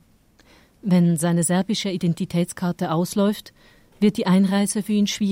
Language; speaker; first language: German; native; German